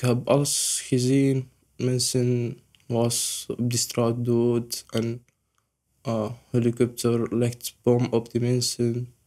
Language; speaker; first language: Dutch; non-native, learner; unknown